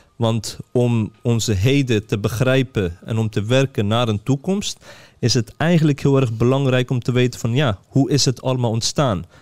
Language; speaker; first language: Dutch; early bilingual, other home language; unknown